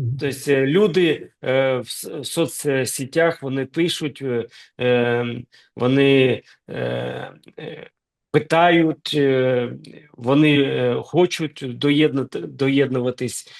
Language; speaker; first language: Ukrainian; non-native, local second language; Russian